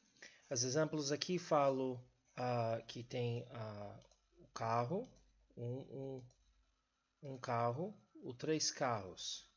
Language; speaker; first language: Portuguese; non-native, fluent; English